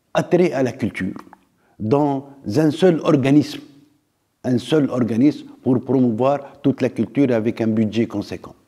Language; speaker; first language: French; non-native, local second language; Arabic